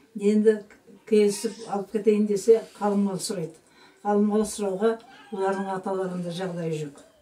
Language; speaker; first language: Kazakh; native; Kazakh